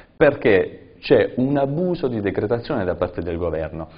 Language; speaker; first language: Italian; native; Italian